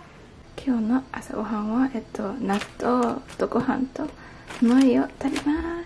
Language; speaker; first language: Japanese; early bilingual, heritage; English